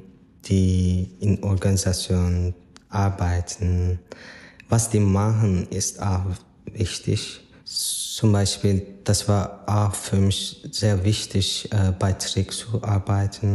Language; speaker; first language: German; non-native, fluent; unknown